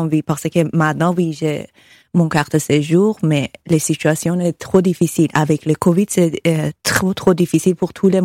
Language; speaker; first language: French; non-native, learner; Persian